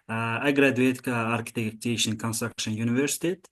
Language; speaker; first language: English; non-native, learner; Azerbaijani